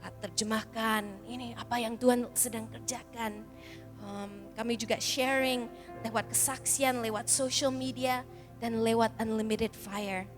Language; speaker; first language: Indonesian; early bilingual, heritage; Indonesian